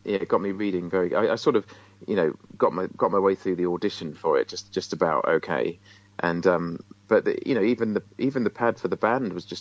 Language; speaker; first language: English; native; English